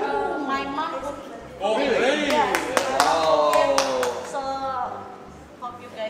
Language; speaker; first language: English; non-native, learner; Indonesian